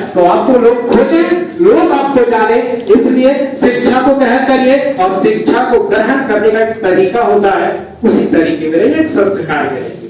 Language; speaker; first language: Hindi; native; Hindi